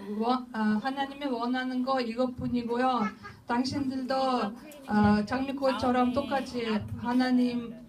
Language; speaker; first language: Korean; non-native, learner; Russian